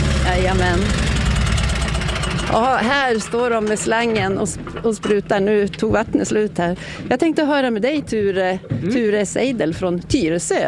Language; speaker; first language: Swedish; native; Swedish